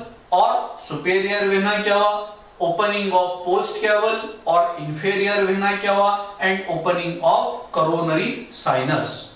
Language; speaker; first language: English; non-native, local second language; Marathi